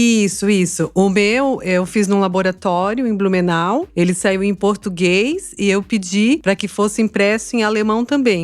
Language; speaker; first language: Portuguese; native; Portuguese